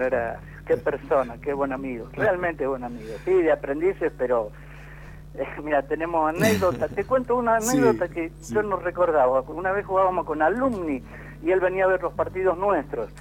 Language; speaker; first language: Spanish; native; Spanish